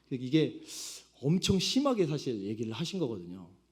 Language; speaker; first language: Korean; native; Korean